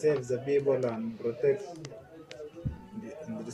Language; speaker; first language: English; non-native, learner; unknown